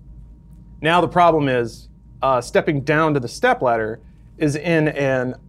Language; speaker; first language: English; native; English